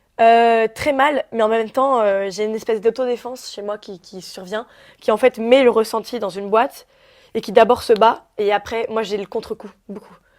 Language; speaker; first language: French; early bilingual, other home language; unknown